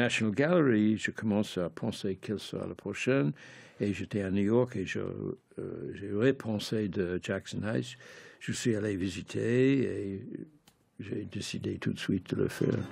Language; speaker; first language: French; non-native, fluent; English